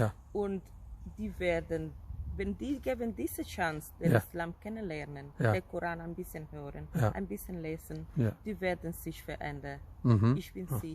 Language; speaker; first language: German; non-native, fluent; Spanish